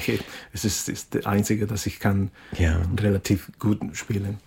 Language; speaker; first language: German; non-native, fluent; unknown